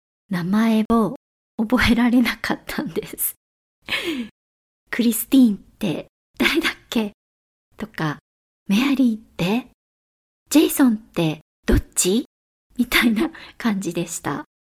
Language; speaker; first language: Japanese; native; Japanese